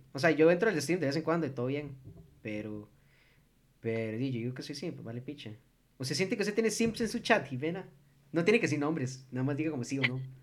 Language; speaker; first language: Spanish; early bilingual, heritage; English